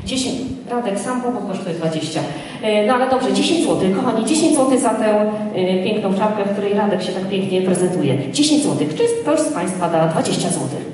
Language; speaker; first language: Polish; native; Polish